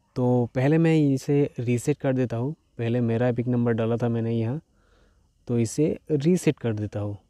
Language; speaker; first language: Hindi; non-native, local second language; Bangla